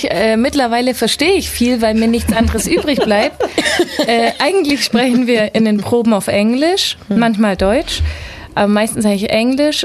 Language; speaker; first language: German; native; German